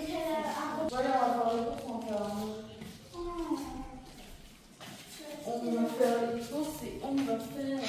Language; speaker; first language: French; native; French